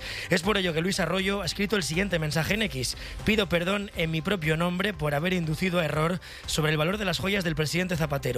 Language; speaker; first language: Spanish; native; Spanish